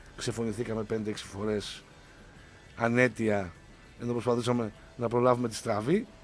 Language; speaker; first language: Greek; native; Greek